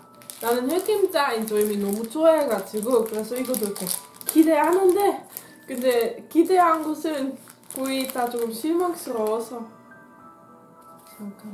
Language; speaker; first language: Korean; non-native, learner; Dutch